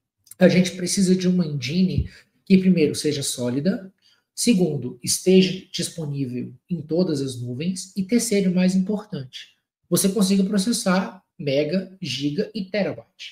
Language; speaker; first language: Portuguese; native; Portuguese